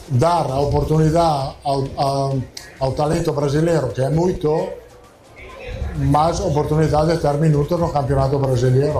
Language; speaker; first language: Portuguese; non-native, fluent; Italian